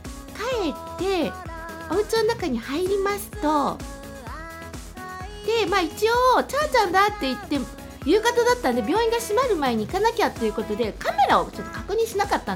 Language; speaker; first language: Japanese; native; Japanese